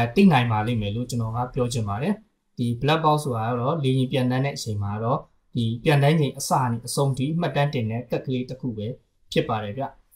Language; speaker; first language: Burmese; native; Burmese